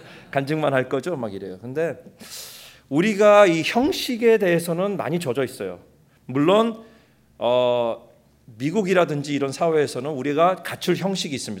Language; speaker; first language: Korean; early bilingual, heritage; Korean